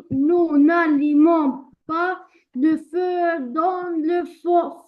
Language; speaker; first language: French; non-native, learner; Arabic